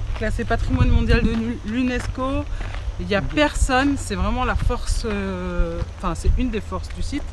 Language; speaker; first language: French; early bilingual, other home language; Arabic